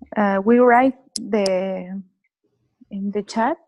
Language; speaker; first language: English; non-native, learner; Spanish